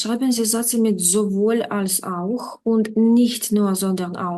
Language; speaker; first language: German; non-native, fluent; Ukrainian